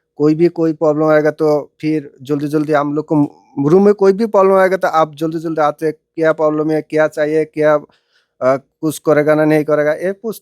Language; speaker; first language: Hindi; non-native, learner; Bangla